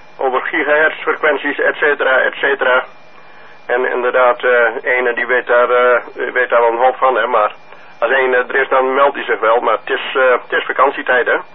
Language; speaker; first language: Dutch; native; Dutch